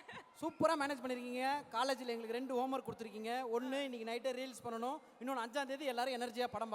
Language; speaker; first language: Tamil; native; Tamil